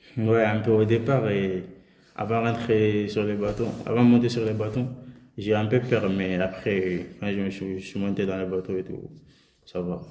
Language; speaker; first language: French; non-native, local second language; Soninke